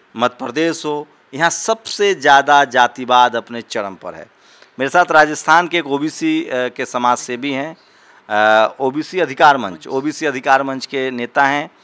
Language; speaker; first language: Hindi; native; Hindi